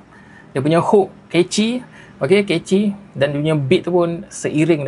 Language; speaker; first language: Malay; native; Malay